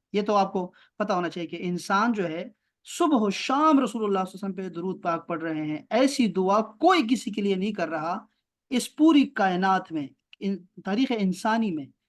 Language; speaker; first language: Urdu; non-native, local second language; Pashto